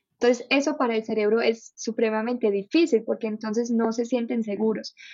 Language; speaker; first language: Spanish; non-native, fluent; German